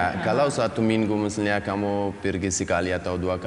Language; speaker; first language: Indonesian; non-native, learner; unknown